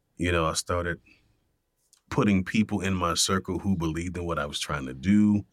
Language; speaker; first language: English; native; English